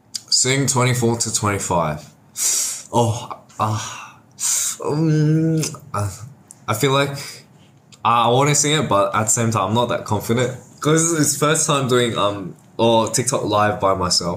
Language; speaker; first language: English; native; English